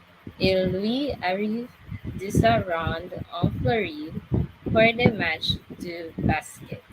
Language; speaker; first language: French; non-native, learner; English